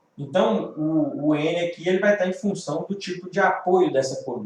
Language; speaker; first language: Portuguese; native; Portuguese